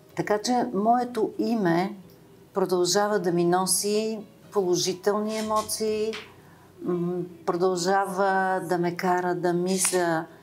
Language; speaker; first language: Bulgarian; native; Bulgarian